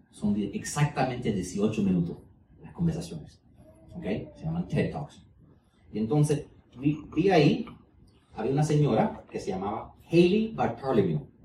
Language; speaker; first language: Spanish; early bilingual, heritage; Spanish